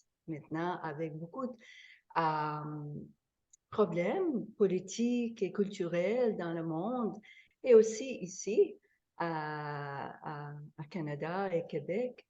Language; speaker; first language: French; non-native, fluent; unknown